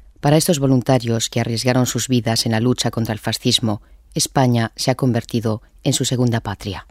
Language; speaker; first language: Spanish; native; Spanish